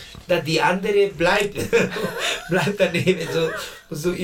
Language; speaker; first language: German; non-native, learner; Spanish